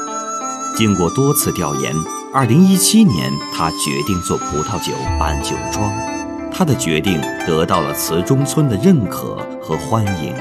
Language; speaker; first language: Chinese; native; Chinese